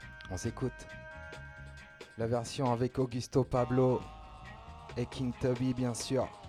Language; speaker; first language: French; native; French